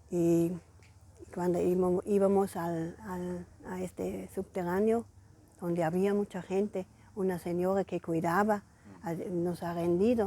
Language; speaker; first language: Spanish; non-native, fluent; German